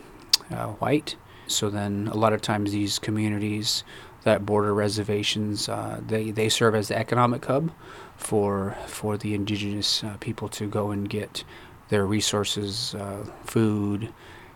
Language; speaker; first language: English; early bilingual, other home language; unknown